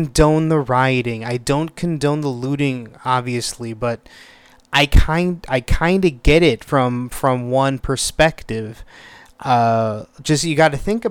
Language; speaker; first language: English; native; English